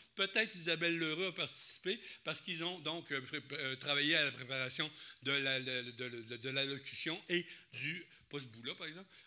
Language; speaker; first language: French; native; French